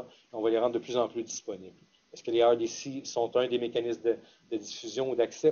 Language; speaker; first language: French; native; French